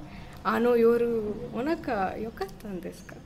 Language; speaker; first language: Japanese; non-native, learner; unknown